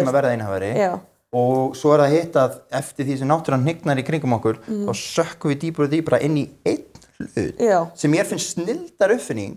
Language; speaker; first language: Icelandic; native; Icelandic